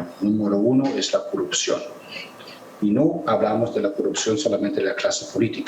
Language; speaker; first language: Spanish; non-native, fluent; German